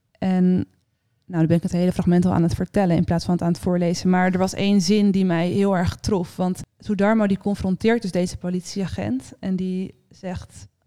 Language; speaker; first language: Dutch; native; Dutch